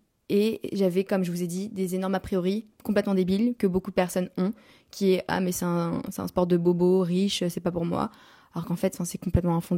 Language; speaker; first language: French; native; French